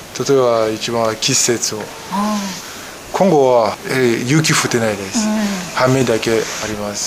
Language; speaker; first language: Japanese; non-native, learner; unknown